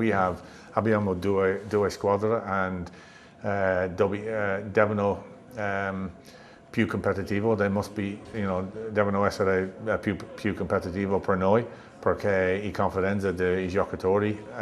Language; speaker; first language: Italian; non-native, learner; English